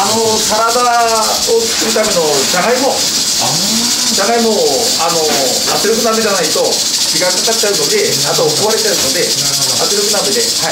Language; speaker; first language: Japanese; native; Japanese